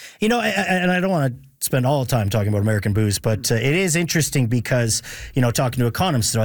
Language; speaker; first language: English; native; English